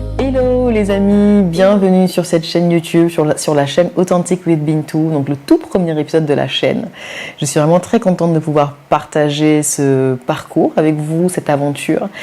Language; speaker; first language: French; non-native, local second language; Wolof